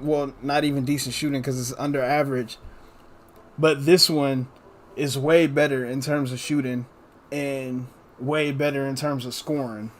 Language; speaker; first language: English; native; English